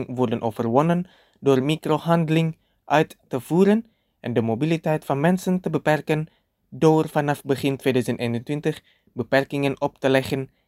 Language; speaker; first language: Dutch; non-native, fluent; Indonesian